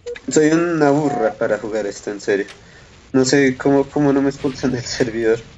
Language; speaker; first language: Spanish; native; Spanish